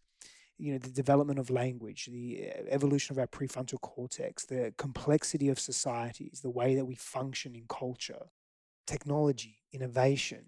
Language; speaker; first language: English; early bilingual, other home language; Greek